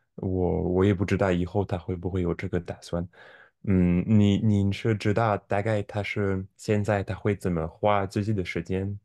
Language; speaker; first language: Chinese; non-native, fluent; French